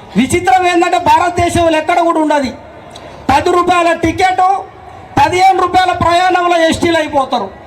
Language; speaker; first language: Telugu; non-native, local second language; Koya